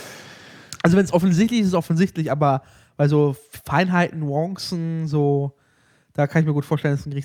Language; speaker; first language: German; native; German